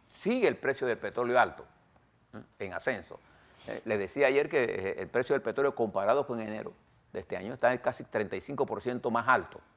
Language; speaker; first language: Spanish; native; Spanish